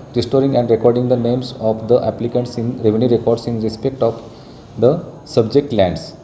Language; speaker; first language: Hindi; non-native, local second language; Marathi